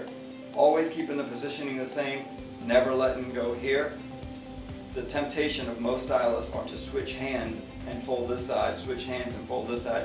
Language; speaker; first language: English; native; English